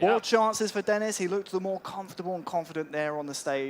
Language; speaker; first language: English; native; English